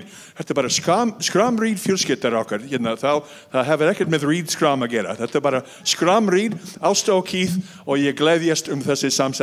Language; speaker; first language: Icelandic; non-native, fluent; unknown